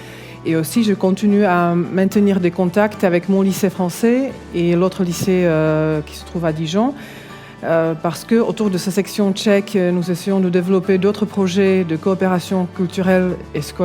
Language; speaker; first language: French; non-native, local second language; Czech